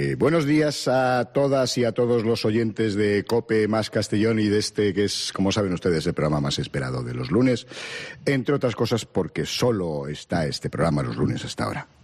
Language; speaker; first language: Spanish; native; Spanish